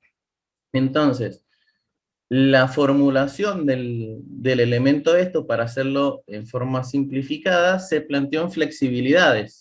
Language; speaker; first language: Spanish; native; Spanish